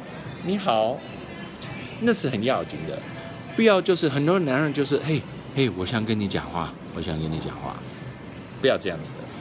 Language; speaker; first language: Chinese; early bilingual, heritage; English